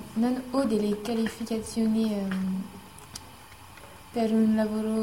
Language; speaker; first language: Italian; non-native, learner; French